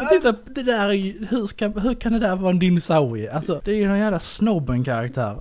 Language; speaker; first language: Swedish; native; Swedish